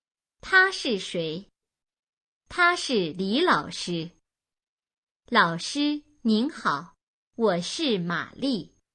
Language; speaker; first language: Chinese; non-native, learner; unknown